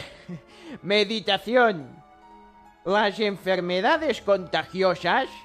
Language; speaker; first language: Spanish; non-native, fluent; English